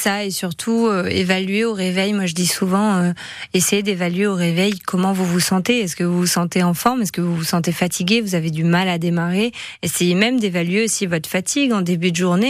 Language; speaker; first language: French; native; French